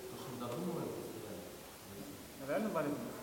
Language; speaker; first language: Russian; native; Russian